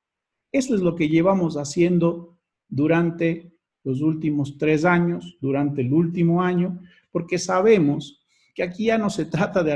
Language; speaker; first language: Spanish; native; Spanish